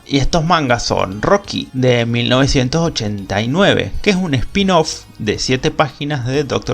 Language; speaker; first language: Spanish; native; Spanish